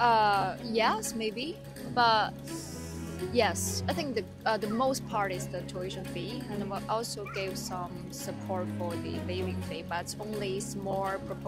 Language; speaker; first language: English; non-native, fluent; Chinese